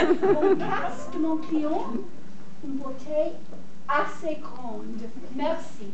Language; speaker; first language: French; non-native, learner; English